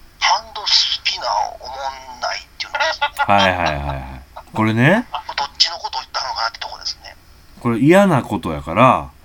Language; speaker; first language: Japanese; native; Japanese